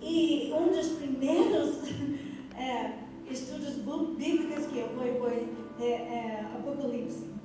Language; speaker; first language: Portuguese; non-native, fluent; English